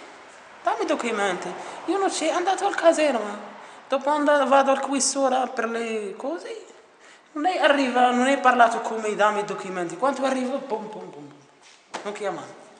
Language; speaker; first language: Italian; non-native, learner; Arabic